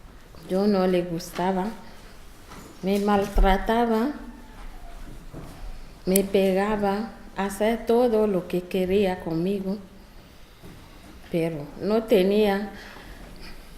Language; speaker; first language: Spanish; non-native, learner; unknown